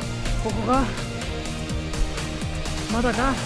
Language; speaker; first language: Japanese; non-native, fluent; English